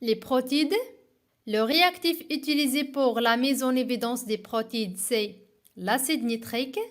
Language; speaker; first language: French; non-native, local second language; Arabic